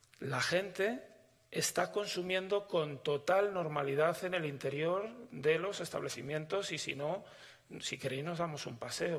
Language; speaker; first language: Spanish; native; Spanish